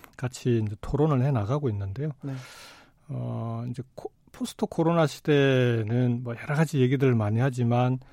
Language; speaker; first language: Korean; native; Korean